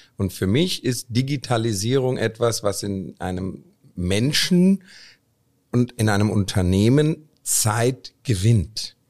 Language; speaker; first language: German; early bilingual, other home language; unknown